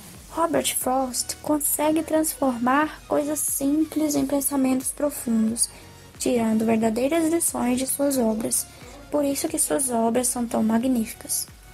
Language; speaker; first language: Portuguese; native; Portuguese